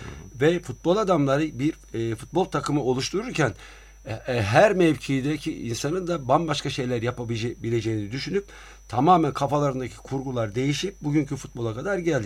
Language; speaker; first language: Turkish; native; Turkish